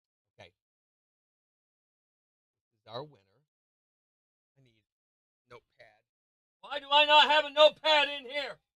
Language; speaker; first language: English; native; English